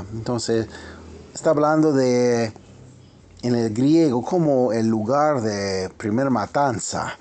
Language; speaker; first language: Spanish; non-native, fluent; English